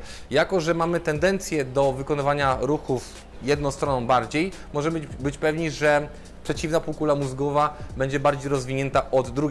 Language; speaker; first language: Polish; native; Polish